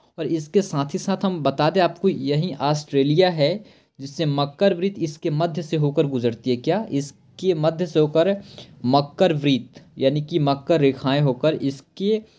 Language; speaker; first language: Hindi; native; Hindi